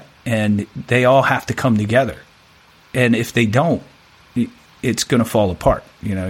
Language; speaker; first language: English; native; English